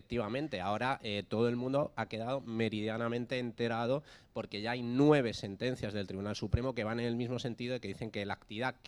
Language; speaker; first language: Spanish; native; Spanish